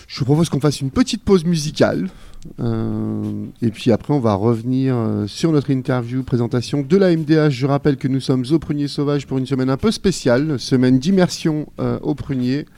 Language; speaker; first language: French; native; French